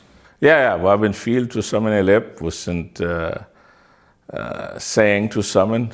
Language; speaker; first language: German; non-native, fluent; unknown